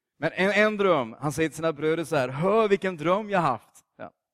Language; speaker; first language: Swedish; native; Swedish